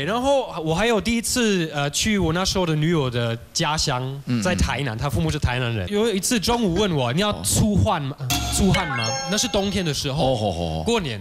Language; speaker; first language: Chinese; non-native, fluent; German